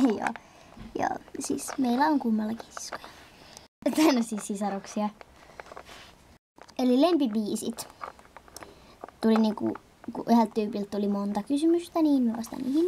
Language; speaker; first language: Finnish; native; Finnish